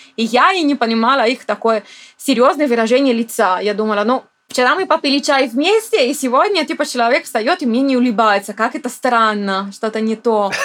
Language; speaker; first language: Russian; non-native, fluent; Italian